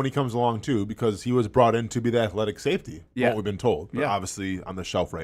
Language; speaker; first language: English; native; English